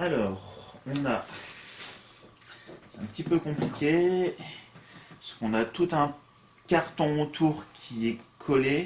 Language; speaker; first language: French; native; French